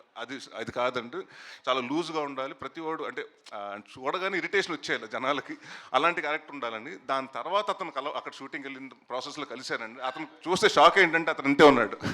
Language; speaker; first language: Telugu; native; Telugu